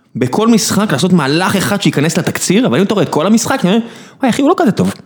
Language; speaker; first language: Hebrew; native; Hebrew